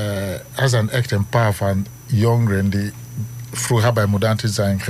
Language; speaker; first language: Dutch; non-native, learner; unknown